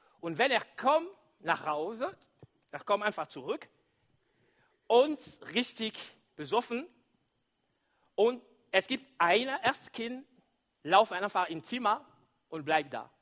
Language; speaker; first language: German; non-native, fluent; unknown